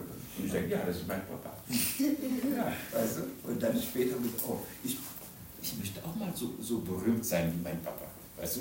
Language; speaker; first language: German; non-native, fluent; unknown